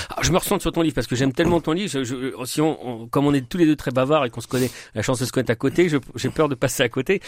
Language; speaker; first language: French; native; French